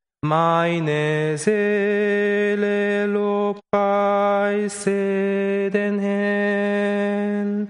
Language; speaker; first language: German; non-native, learner; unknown